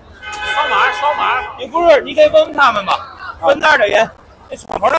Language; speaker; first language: Chinese; native; Chinese